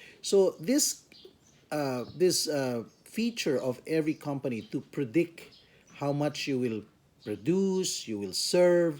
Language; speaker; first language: English; non-native, local second language; Filipino